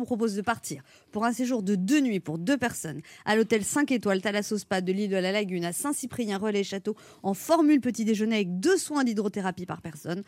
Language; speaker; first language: French; native; French